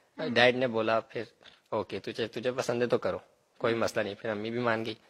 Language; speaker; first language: Urdu; early bilingual, heritage; Urdu